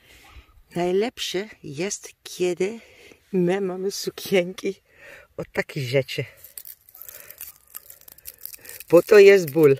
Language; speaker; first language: Polish; non-native, learner; Dutch